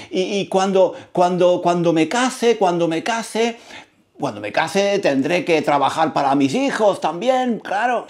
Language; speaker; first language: Spanish; native; Spanish